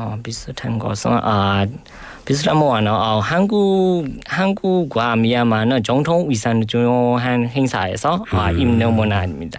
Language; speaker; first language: Korean; non-native, learner; Burmese